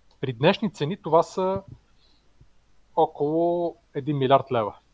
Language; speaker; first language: Bulgarian; native; Bulgarian